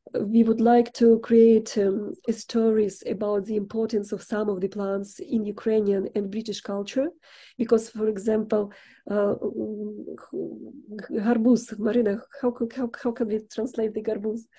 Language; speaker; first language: English; non-native, fluent; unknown